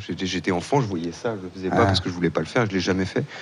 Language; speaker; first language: French; native; French